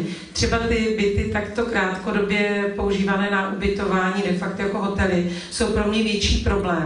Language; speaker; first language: Czech; native; Czech